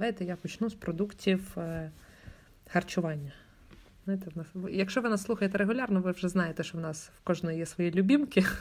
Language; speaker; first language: Ukrainian; native; Ukrainian